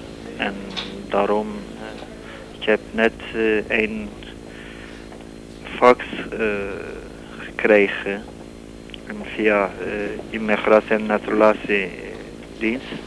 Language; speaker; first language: Dutch; non-native, learner; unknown